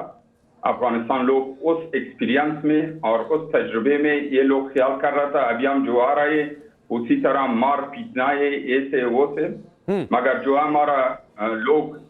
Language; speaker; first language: Hindi; non-native, learner; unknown